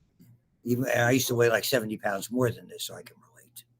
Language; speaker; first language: English; native; English